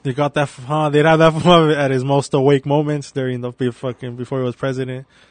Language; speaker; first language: English; early bilingual, other home language; Spanish